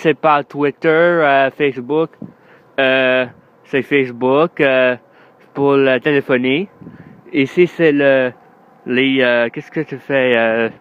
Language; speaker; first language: French; non-native, learner; English